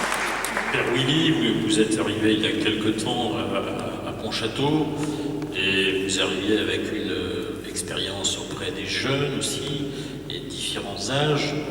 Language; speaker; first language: French; native; French